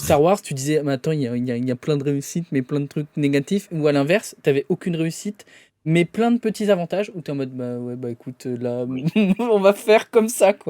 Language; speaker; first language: French; native; French